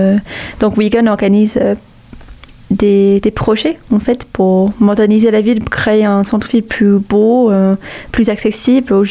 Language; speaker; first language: French; non-native, fluent; English